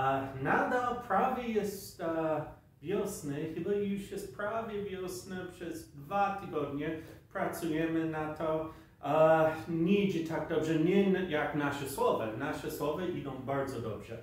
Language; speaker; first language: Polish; non-native, learner; English